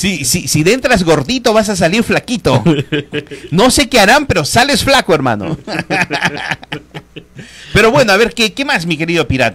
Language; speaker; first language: Spanish; native; Spanish